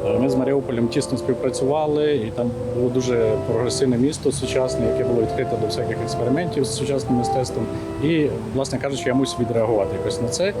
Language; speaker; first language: Ukrainian; native; Ukrainian